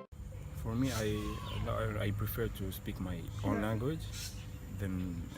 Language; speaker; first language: English; non-native, learner; Arabic